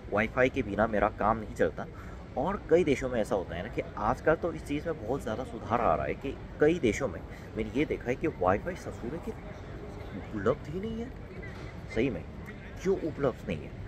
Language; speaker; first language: Hindi; non-native, fluent; Korean